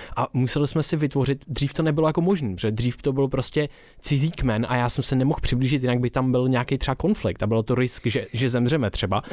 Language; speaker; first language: Czech; native; Czech